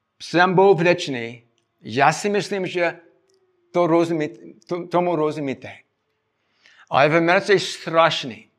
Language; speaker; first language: Czech; non-native, fluent; English